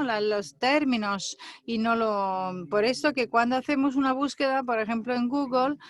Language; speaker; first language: Spanish; non-native, fluent; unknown